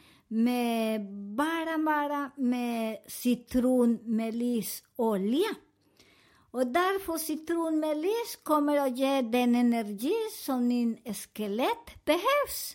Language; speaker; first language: Swedish; non-native, learner; Spanish